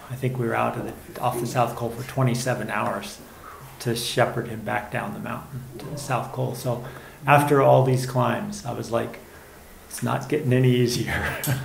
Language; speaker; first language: English; native; English